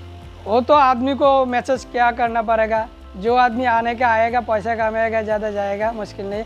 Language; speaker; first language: Hindi; non-native, learner; Bangla